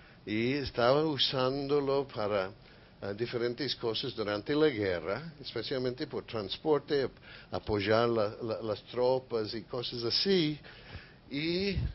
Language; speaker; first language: Spanish; non-native, fluent; English